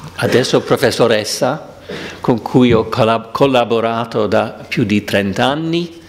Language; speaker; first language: Italian; non-native, fluent; English